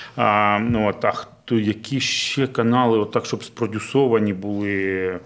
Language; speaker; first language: Ukrainian; non-native, local second language; Russian